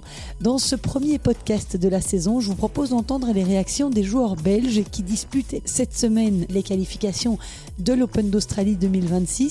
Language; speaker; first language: French; native; French